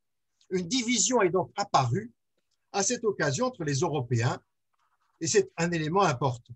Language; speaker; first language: French; native; French